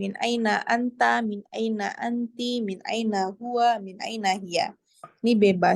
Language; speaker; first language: Arabic; non-native, fluent; Indonesian